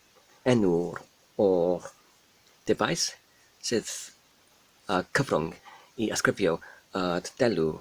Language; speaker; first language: Welsh; non-native, learner; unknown